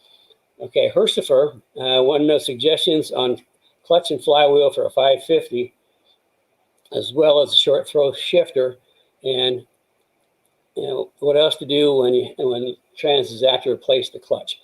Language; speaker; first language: English; native; English